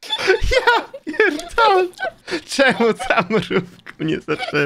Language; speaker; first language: Polish; native; Polish